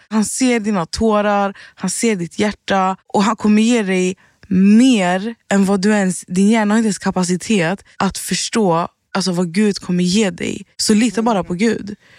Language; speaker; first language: Swedish; early bilingual, other home language; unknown